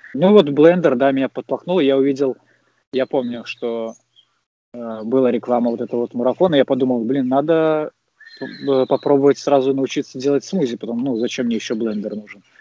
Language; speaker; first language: Russian; native; Russian